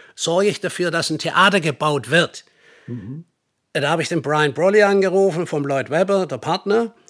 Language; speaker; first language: German; native; German